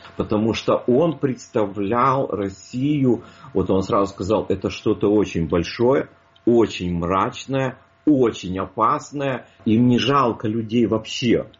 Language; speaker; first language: Russian; native; Russian